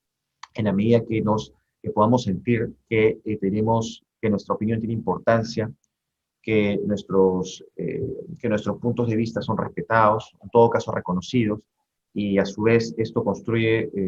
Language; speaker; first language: Spanish; native; Spanish